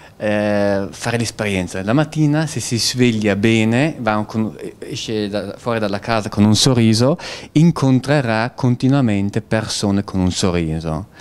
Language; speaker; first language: Italian; non-native, fluent; German